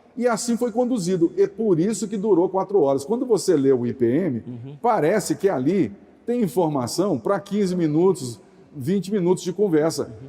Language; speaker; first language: Portuguese; native; Portuguese